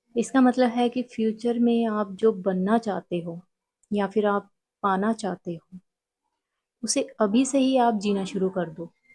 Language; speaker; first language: Hindi; non-native, local second language; Punjabi